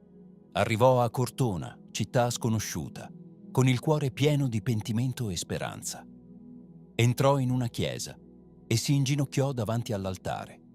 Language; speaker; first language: Italian; native; Italian